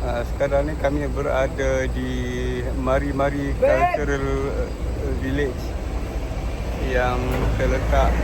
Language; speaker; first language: Malay; native; Malay